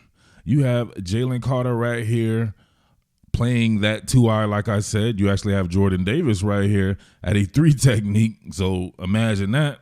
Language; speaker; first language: English; native; English